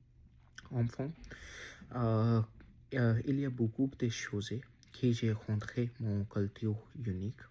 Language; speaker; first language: French; non-native, learner; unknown